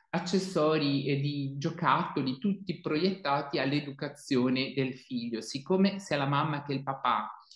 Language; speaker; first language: Italian; native; Italian